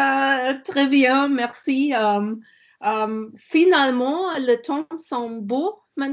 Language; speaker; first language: French; non-native, learner; German